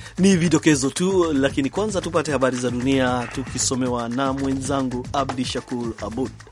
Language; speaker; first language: Swahili; non-native, local second language; Kikuyu